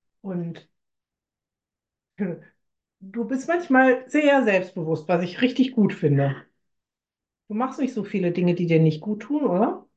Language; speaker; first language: German; native; German